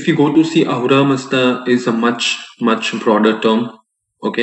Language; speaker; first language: English; non-native, local second language; Gujarati